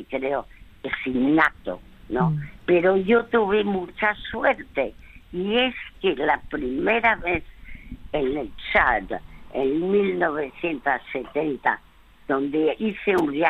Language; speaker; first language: Spanish; early bilingual, other home language; French